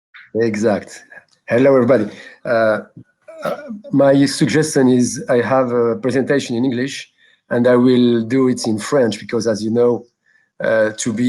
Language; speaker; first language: English; non-native, local second language; French